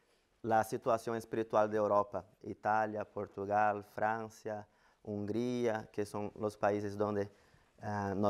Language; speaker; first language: Spanish; non-native, fluent; Portuguese